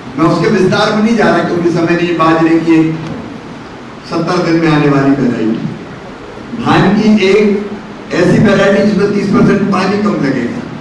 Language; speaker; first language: Hindi; native; Hindi